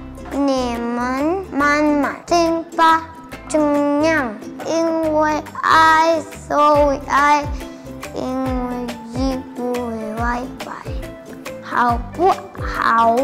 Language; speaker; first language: Chinese; non-native, learner; Indonesian